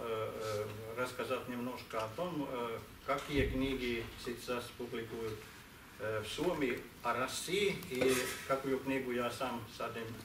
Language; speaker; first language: Russian; non-native, fluent; Finnish